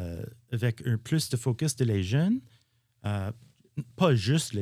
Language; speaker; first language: French; non-native, learner; English